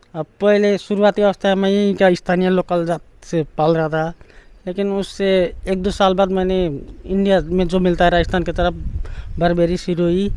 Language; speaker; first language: Hindi; non-native, local second language; Nepali